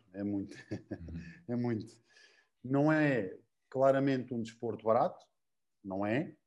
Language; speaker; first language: Portuguese; native; Portuguese